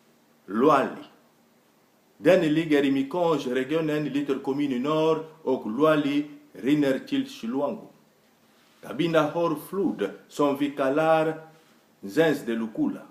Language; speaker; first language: Swedish; non-native, fluent; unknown